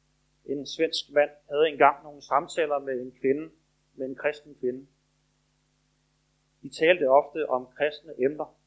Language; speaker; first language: Danish; native; Danish